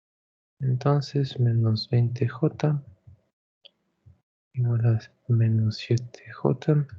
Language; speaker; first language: Spanish; native; Spanish